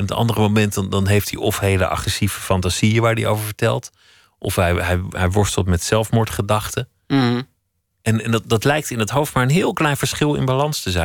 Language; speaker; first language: Dutch; native; Dutch